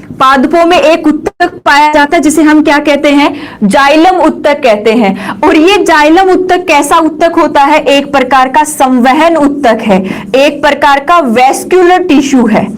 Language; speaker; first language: Hindi; native; Hindi